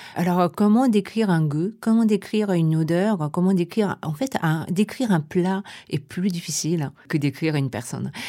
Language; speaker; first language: French; non-native, fluent; Japanese